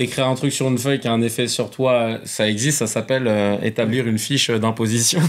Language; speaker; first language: French; native; French